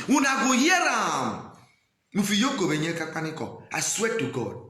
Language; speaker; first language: Nigerian Pidgin; non-native, local second language; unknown